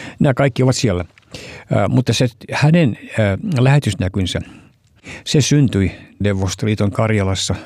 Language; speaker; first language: Finnish; early bilingual, heritage; Finnish